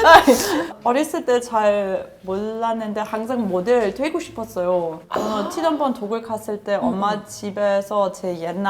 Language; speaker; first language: Korean; non-native, learner; German